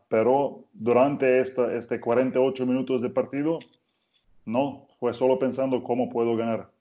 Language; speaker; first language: Spanish; non-native, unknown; Slovenian